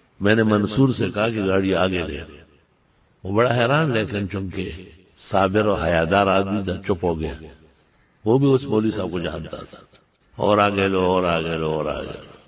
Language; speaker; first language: Urdu; non-native, local second language; Pashto